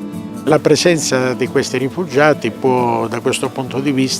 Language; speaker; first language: Italian; native; Italian